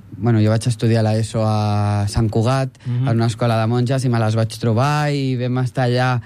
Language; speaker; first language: Catalan; native; Catalan